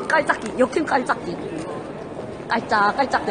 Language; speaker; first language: Korean; native; Korean